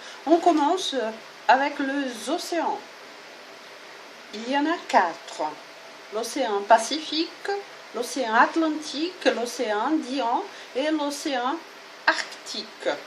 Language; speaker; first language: French; non-native, fluent; Portuguese